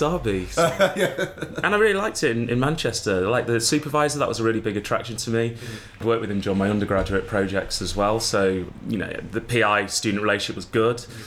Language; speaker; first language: English; native; English